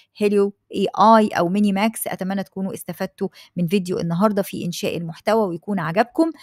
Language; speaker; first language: Arabic; native; Arabic